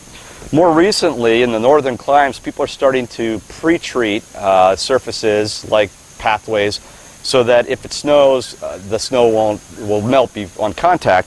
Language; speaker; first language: English; native; English